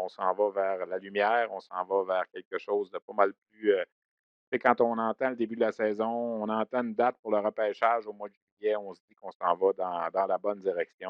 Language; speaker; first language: French; native; French